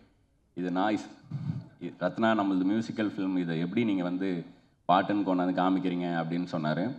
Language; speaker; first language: Tamil; native; Tamil